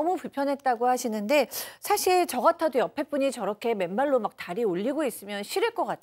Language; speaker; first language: Korean; native; Korean